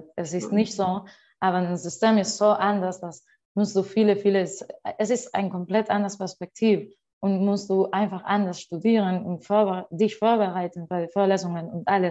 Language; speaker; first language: German; non-native, learner; Spanish